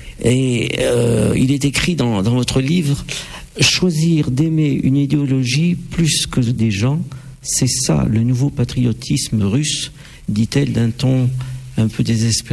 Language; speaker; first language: French; native; French